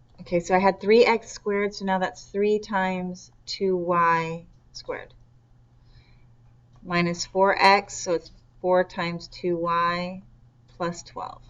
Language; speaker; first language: English; native; English